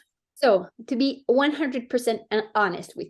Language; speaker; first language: English; non-native, fluent; French